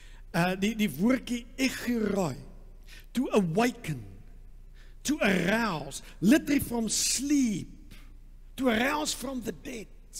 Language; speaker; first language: English; non-native, local second language; Afrikaans